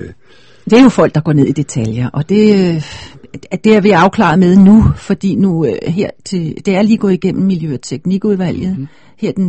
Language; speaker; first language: Danish; native; Danish